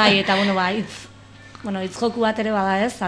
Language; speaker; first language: Basque; native; Basque